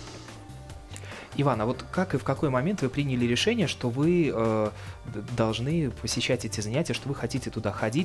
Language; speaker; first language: Russian; native; Russian